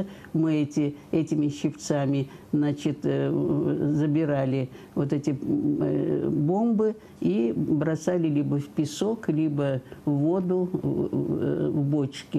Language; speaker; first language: Russian; native; Russian